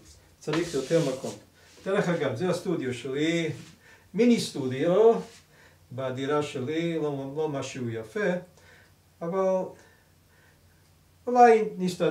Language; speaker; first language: Hebrew; non-native, fluent; English